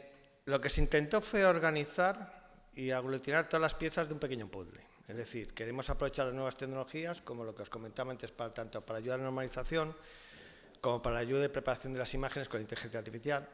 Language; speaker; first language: Spanish; native; Spanish